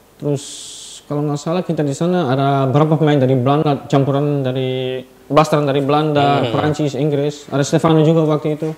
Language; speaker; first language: Indonesian; non-native, fluent; Dutch